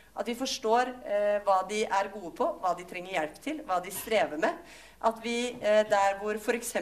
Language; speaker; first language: Norwegian; native; Norwegian